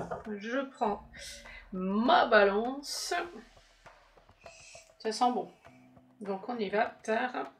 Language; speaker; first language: French; native; French